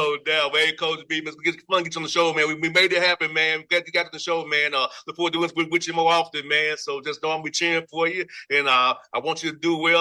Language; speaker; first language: English; native; English